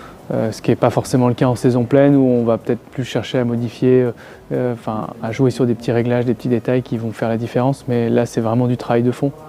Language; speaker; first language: French; native; French